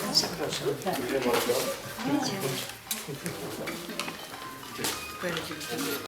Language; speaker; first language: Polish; non-native, learner; Russian